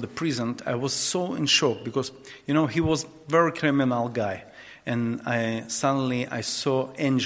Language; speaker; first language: English; non-native, learner; Ukrainian